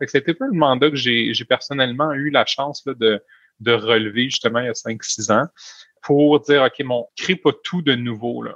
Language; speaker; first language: French; native; French